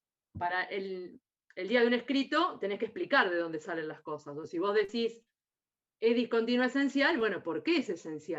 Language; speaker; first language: Spanish; native; Spanish